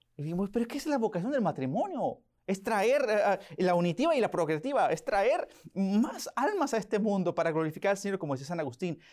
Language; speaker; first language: Spanish; early bilingual, heritage; Spanish